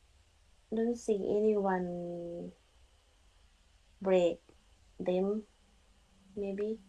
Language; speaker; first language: English; non-native, learner; Thai